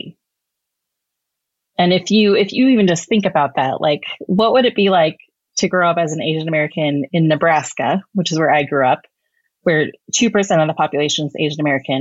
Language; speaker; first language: English; native; English